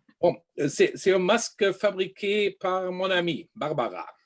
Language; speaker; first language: French; non-native, learner; German